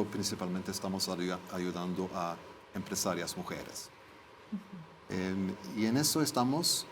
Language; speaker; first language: Spanish; non-native, fluent; Swedish